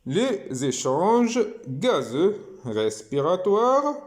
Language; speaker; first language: French; non-native, local second language; Arabic